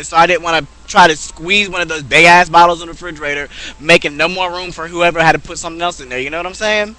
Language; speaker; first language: English; native; English